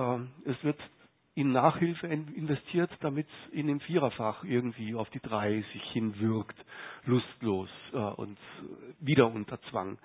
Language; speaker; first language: German; native; German